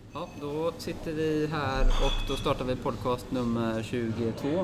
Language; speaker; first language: Swedish; native; Swedish